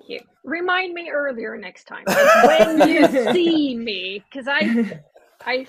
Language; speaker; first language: English; non-native, fluent; Swedish